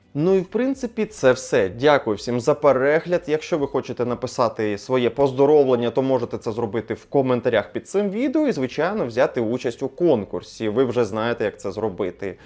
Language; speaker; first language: Ukrainian; non-native, local second language; Russian